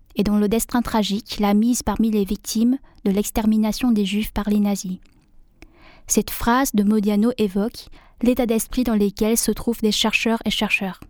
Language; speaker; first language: French; non-native, fluent; Vietnamese